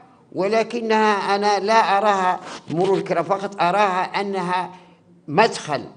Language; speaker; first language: Arabic; native; Arabic